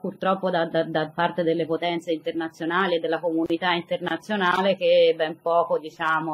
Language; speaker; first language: Italian; native; Italian